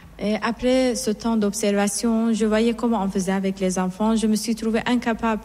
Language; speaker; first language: French; non-native, fluent; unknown